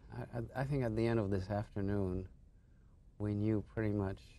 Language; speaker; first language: English; non-native, fluent; French